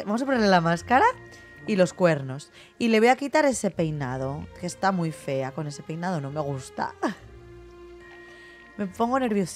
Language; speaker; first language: Spanish; native; Spanish